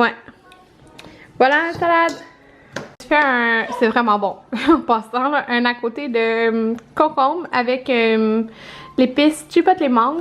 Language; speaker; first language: French; native; French